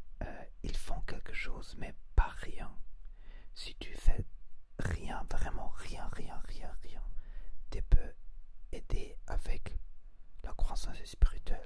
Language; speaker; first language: French; non-native, learner; Spanish